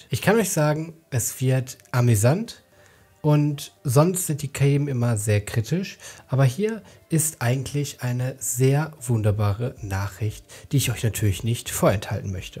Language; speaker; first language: German; native; German